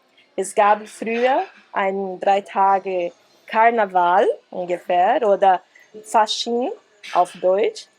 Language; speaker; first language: German; non-native, fluent; Portuguese